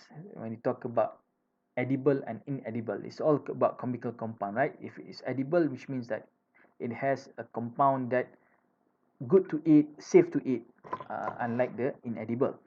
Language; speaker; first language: English; non-native, fluent; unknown